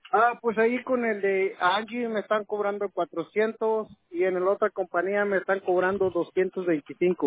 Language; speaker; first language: Spanish; native; Spanish